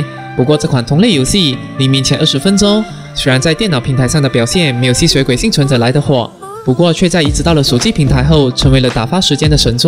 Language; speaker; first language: Chinese; native; Chinese